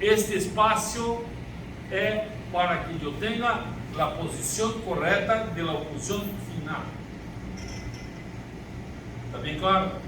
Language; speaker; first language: Spanish; non-native, learner; Portuguese